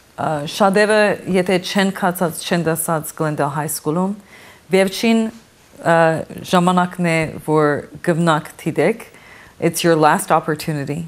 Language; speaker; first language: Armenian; early bilingual, heritage; English